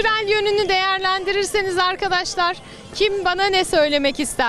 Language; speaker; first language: Turkish; native; Turkish